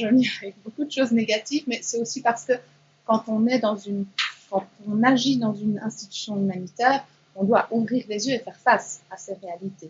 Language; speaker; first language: French; native; French